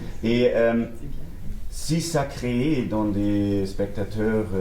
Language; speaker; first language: French; non-native, learner; German